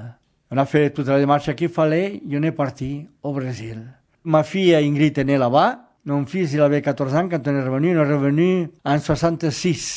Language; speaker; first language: French; non-native, fluent; Catalan